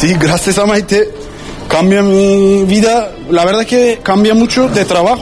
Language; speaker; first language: Spanish; non-native, learner; Turkish